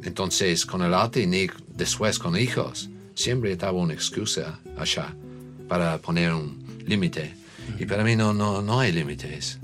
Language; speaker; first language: Spanish; non-native, learner; English